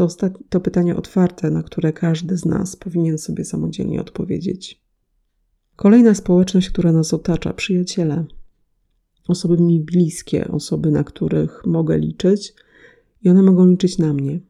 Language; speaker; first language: Polish; native; Polish